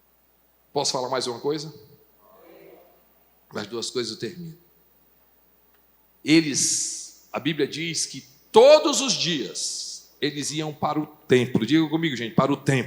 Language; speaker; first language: Portuguese; native; Portuguese